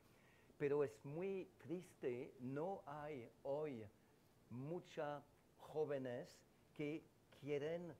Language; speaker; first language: Spanish; non-native, fluent; French